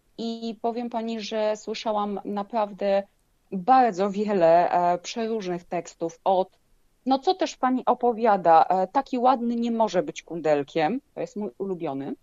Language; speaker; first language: Polish; native; Polish